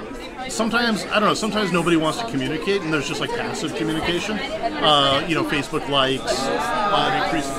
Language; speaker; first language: English; native; English